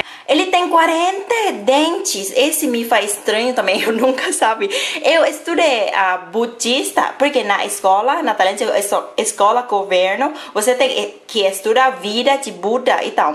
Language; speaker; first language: Portuguese; non-native, fluent; Thai